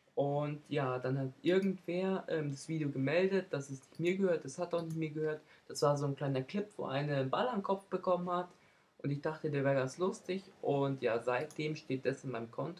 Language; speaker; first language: German; native; German